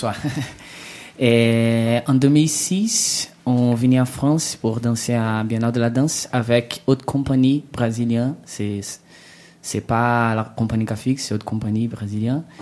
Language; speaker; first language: French; non-native, learner; Portuguese